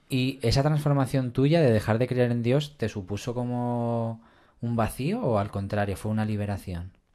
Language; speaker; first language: Spanish; native; Spanish